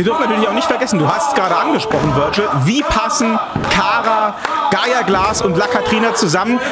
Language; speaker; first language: German; native; German